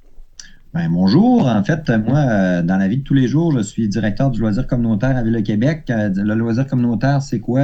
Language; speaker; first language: French; native; French